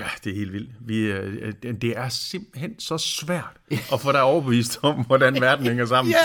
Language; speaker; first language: Danish; native; Danish